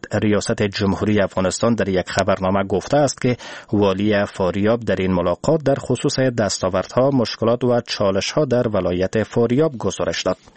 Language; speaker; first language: Persian; native; Persian